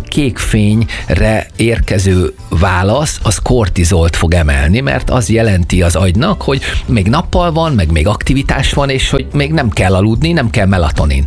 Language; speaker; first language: Hungarian; native; Hungarian